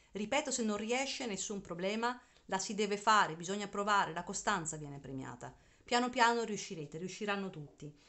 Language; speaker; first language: Italian; native; Italian